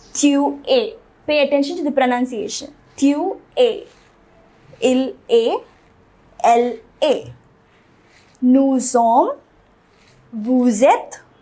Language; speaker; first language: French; non-native, fluent; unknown